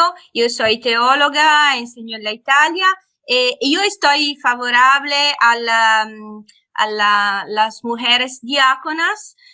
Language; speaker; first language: Spanish; non-native, fluent; Italian